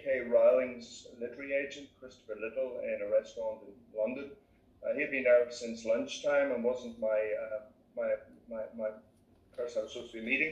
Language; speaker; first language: English; native; English